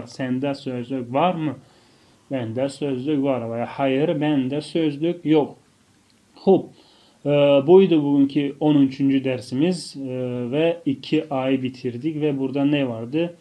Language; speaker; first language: Turkish; non-native, fluent; Tajik